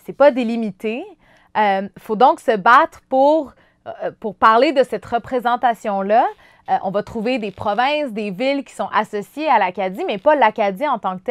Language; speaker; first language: French; native; French